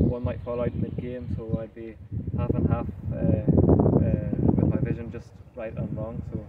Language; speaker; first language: English; early bilingual, other home language; Spanish